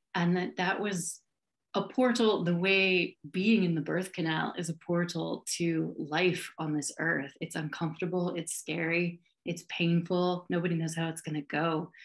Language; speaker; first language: English; native; English